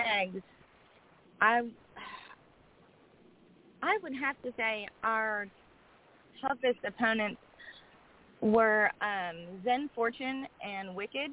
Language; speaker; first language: English; native; English